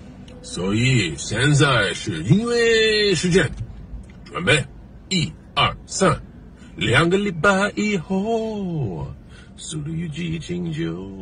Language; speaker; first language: Chinese; non-native, learner; English